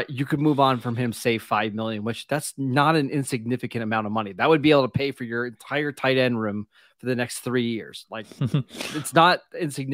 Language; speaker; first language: English; native; English